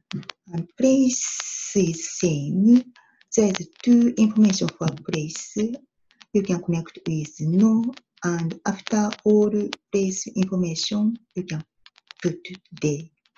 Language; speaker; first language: English; non-native, learner; Japanese